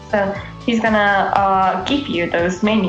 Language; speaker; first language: English; non-native, fluent; Japanese